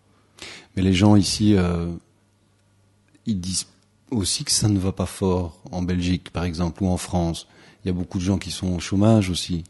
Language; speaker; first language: French; native; French